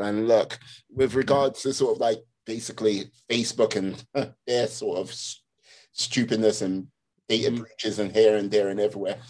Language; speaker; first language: English; native; English